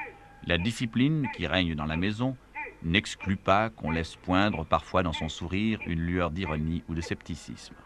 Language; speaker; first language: French; native; French